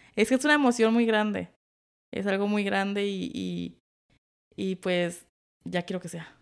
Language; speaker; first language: Spanish; early bilingual, heritage; Spanish